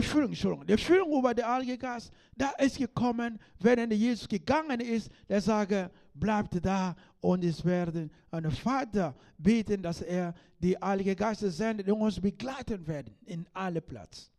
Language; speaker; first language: German; non-native, learner; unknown